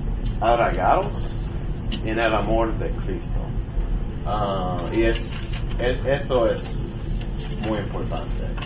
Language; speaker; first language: Spanish; non-native, learner; English